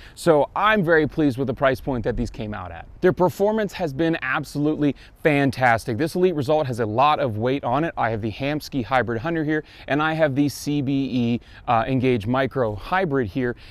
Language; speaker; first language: English; native; English